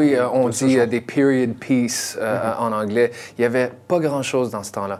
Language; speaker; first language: French; non-native, local second language; English